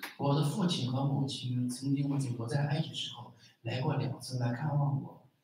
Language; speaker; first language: Chinese; non-native, local second language; Uyghur